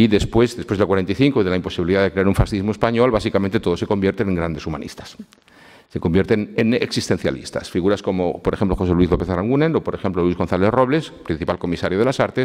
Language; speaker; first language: Spanish; native; Spanish